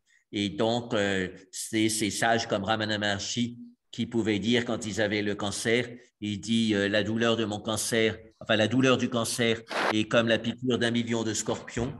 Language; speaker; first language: French; native; French